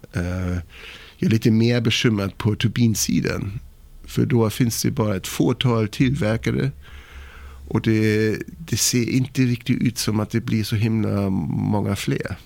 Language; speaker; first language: Swedish; non-native, fluent; German